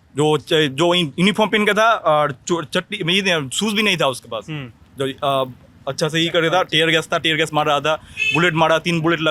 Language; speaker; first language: Hindi; non-native, local second language; Bangla